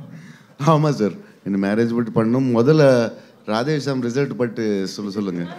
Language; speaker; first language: Tamil; non-native, learner; Telugu